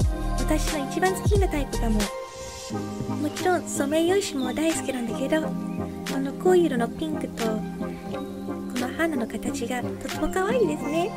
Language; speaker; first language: Japanese; non-native, fluent; English